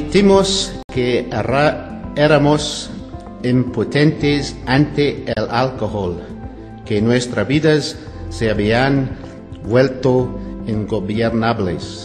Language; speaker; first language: Spanish; non-native, learner; English